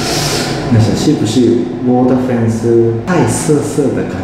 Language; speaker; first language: Chinese; non-native, fluent; Japanese